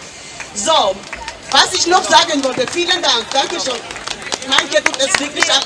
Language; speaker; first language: German; non-native, fluent; Georgian